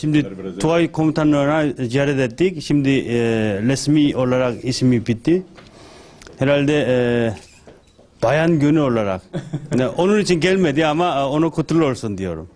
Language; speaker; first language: Turkish; non-native, learner; Korean